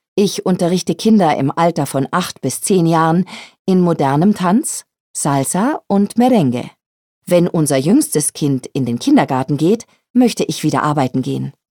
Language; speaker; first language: German; non-native, fluent; Spanish